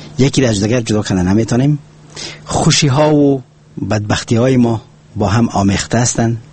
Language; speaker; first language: Persian; non-native, local second language; Pashto